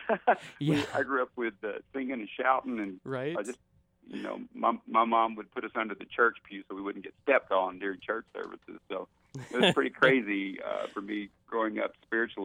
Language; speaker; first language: English; native; English